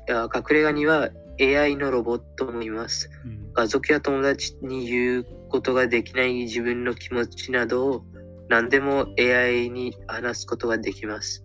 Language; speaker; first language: Japanese; non-native, fluent; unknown